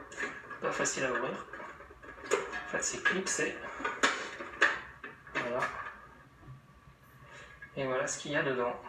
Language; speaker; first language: French; native; French